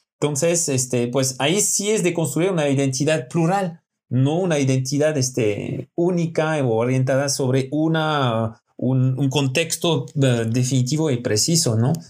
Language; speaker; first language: Spanish; non-native, fluent; French